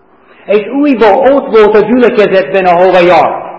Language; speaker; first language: Hungarian; non-native, fluent; English